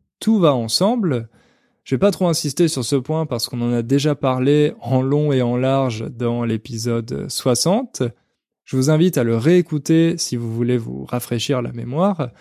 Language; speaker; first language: French; native; French